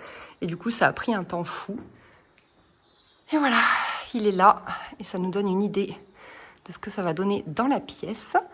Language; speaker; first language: French; native; French